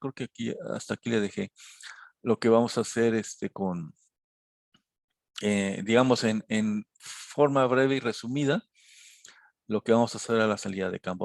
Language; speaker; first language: Spanish; native; Spanish